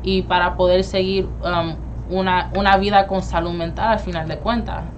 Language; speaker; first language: Spanish; early bilingual, heritage; Spanish